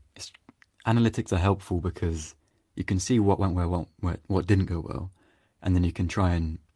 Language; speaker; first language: English; native; English